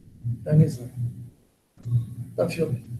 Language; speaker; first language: Hebrew; non-native, learner; English